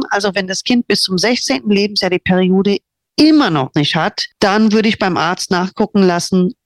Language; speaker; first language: German; non-native, fluent; English